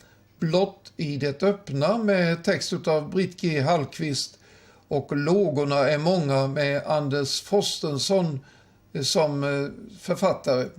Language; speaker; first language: Swedish; native; Swedish